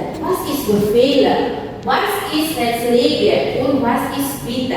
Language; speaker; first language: German; non-native, fluent; Indonesian